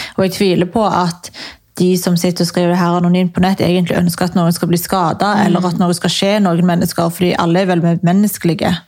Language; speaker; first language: Norwegian; early bilingual, other home language; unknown